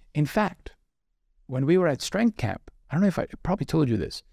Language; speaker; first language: English; non-native, local second language; Urdu